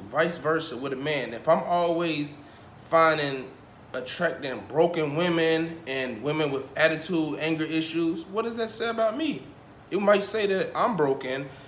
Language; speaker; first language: English; native; English